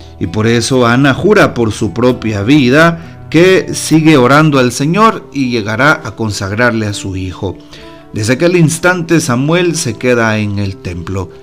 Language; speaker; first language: Spanish; native; Spanish